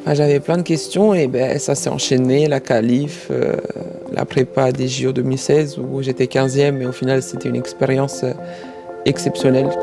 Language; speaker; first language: French; early bilingual, other home language; Croatian